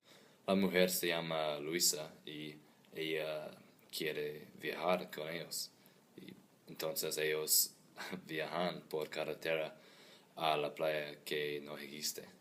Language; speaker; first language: Spanish; non-native, learner; English